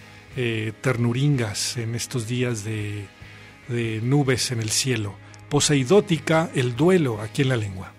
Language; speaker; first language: Spanish; native; Spanish